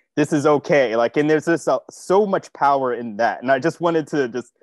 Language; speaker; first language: English; native; English